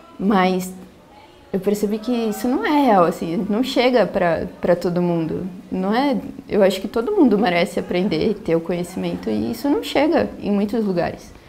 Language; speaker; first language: Portuguese; native; Portuguese